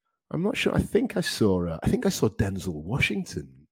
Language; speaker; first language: English; native; English